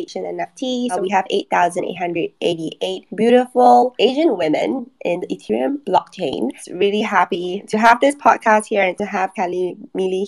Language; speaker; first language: English; non-native, local second language; Chinese